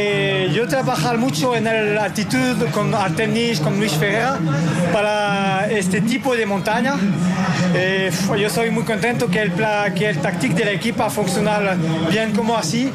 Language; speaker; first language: Spanish; non-native, learner; French